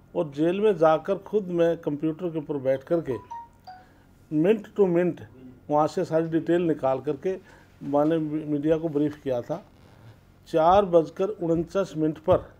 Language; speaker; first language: Hindi; native; Hindi